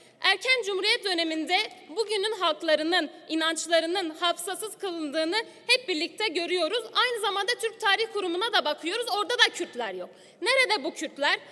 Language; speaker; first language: Turkish; non-native, local second language; Kurdish